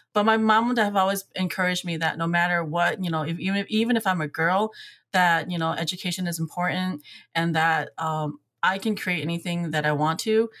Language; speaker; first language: English; early bilingual, other home language; Hmong